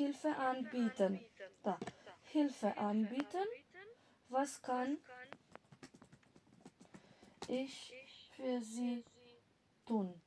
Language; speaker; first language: German; non-native, fluent; Macedonian